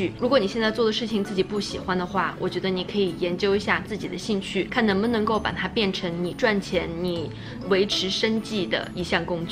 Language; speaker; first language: Chinese; native; Chinese